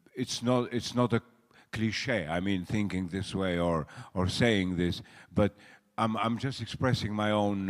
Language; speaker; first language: English; non-native, fluent; Albanian